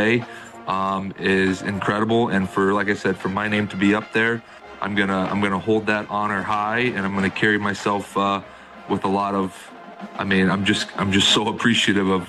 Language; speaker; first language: English; native; English